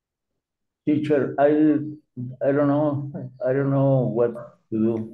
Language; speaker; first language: English; non-native, learner; Spanish